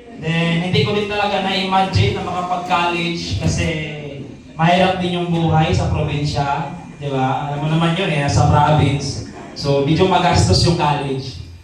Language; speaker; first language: Filipino; non-native, local second language; Masbatenyo